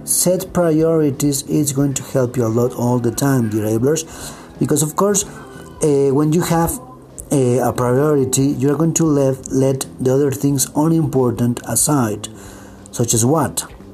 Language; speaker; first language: English; non-native, fluent; Spanish